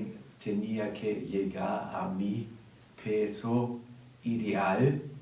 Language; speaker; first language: Spanish; non-native, learner; German